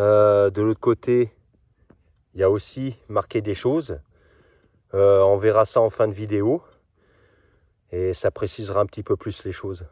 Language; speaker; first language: French; native; French